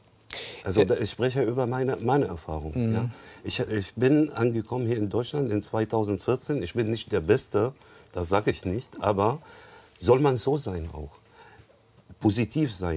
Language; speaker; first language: German; non-native, learner; Arabic